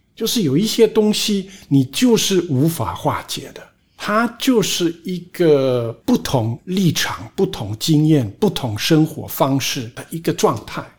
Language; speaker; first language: Chinese; non-native, fluent; German